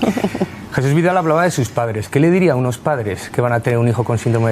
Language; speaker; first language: Spanish; native; Spanish